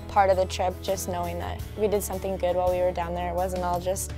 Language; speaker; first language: English; native; English